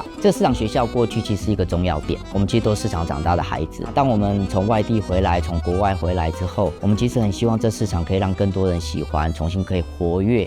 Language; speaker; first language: Chinese; native; Chinese